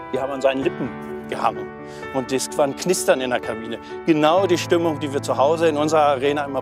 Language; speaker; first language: German; native; German